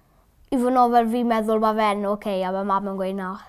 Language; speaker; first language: Welsh; native; Welsh